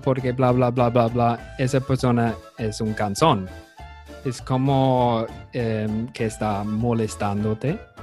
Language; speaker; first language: Spanish; non-native, fluent; English